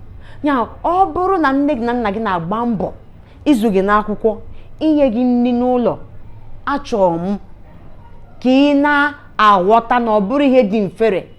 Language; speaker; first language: Igbo; native; Igbo